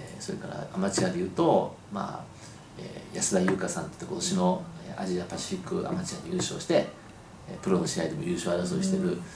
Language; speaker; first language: Japanese; native; Japanese